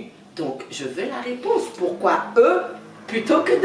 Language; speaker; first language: French; native; French